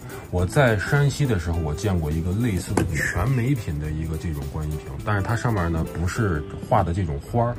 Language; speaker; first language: Chinese; native; Chinese